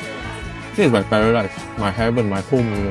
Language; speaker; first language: English; non-native, local second language; Chinese